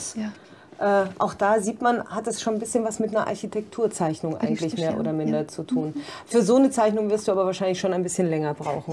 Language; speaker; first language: German; native; German